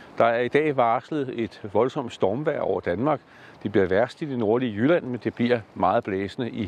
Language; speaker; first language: Danish; native; Danish